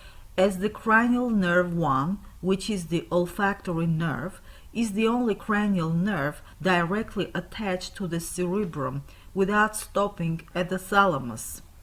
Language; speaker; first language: English; non-native, fluent; Armenian